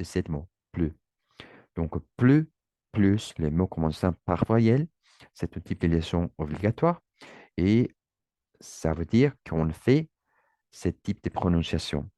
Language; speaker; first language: French; non-native, learner; Spanish